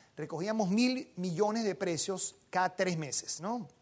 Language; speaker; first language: Spanish; native; Spanish